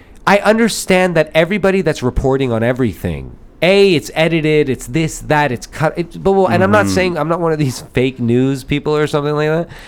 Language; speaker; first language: English; early bilingual, other home language; Persian